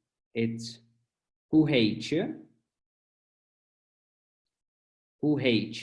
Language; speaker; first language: Dutch; non-native, fluent; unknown